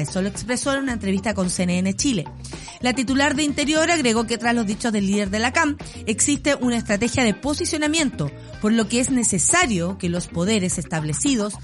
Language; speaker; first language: Spanish; native; Spanish